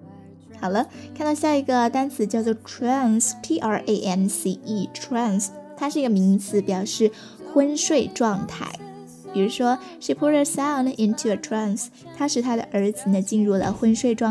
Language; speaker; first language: Chinese; native; Chinese